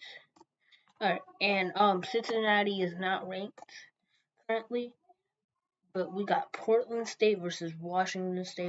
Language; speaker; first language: English; native; English